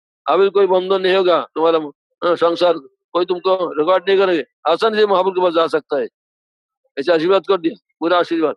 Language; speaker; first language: Hindi; non-native, local second language; Bangla